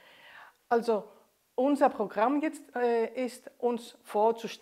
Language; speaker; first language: German; non-native, fluent; Greek